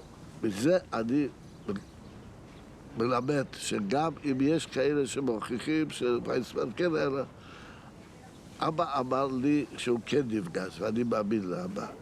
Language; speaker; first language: Hebrew; non-native, fluent; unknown